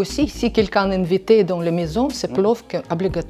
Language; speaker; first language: French; non-native, learner; Russian